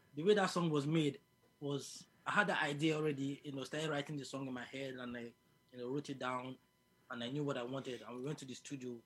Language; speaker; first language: English; non-native, local second language; Yoruba